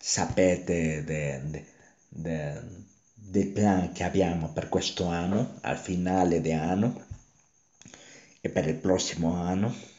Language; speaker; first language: Italian; non-native, learner; Spanish